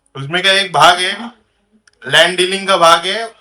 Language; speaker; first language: Hindi; non-native, local second language; Marathi